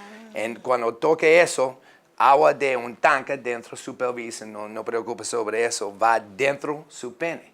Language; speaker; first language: Spanish; non-native, learner; English